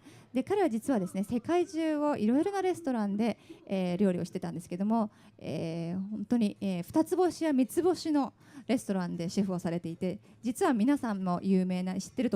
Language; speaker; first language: Japanese; native; Japanese